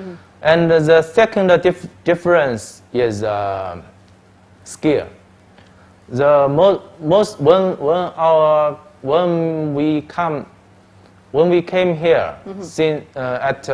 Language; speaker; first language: English; non-native, learner; Chinese